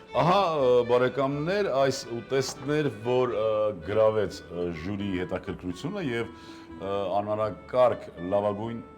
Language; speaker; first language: Armenian; native; Armenian